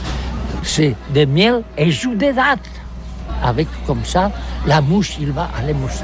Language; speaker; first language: French; non-native, learner; Catalan